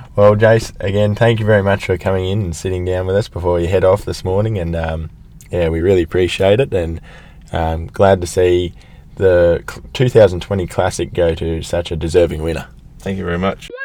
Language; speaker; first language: English; native; English